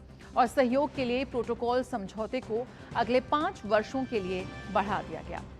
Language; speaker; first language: Hindi; native; Hindi